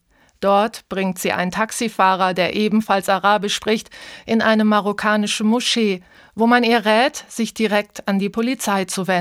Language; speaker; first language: German; native; German